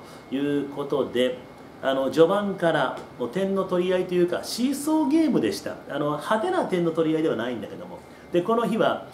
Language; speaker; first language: Japanese; native; Japanese